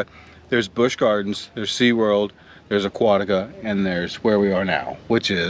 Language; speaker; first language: English; native; English